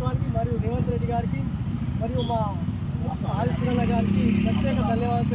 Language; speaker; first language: Telugu; native; Telugu